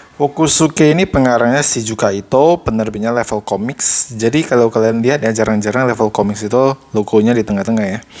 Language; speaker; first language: Indonesian; native; Indonesian